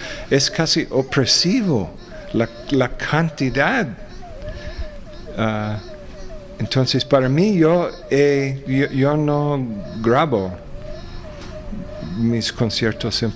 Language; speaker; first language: Spanish; non-native, fluent; English